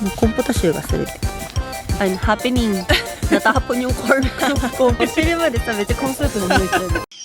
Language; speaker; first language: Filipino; early bilingual, heritage; Filipino